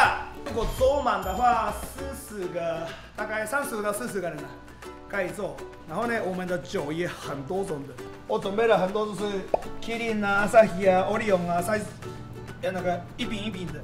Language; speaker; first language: Chinese; non-native, fluent; Japanese